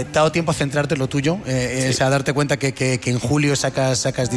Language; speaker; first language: Spanish; native; Spanish